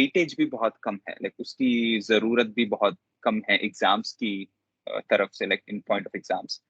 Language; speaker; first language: Hindi; non-native, local second language; Telugu